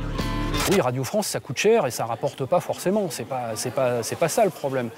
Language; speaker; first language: French; native; French